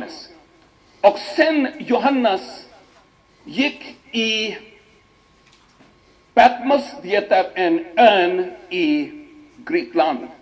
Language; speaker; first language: Swedish; non-native, fluent; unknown